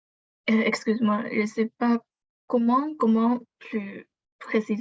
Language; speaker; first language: French; non-native, learner; Chinese